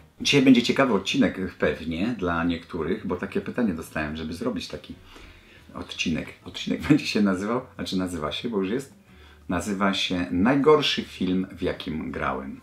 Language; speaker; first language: Polish; native; Polish